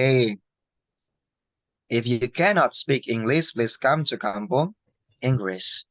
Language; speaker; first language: English; non-native, fluent; Indonesian